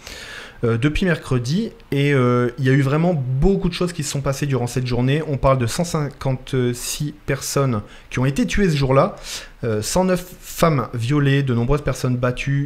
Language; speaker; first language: French; native; French